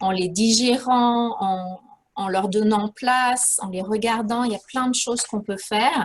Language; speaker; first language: French; native; French